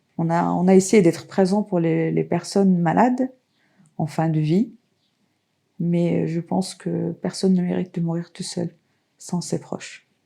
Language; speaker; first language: French; non-native, local second language; Arabic